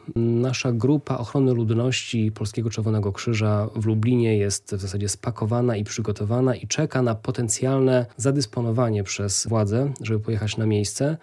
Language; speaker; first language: Polish; native; Polish